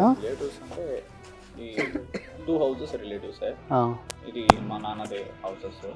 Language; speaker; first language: Telugu; non-native, learner; Kannada